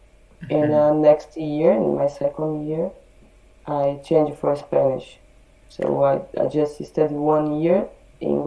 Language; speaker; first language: English; non-native, learner; Portuguese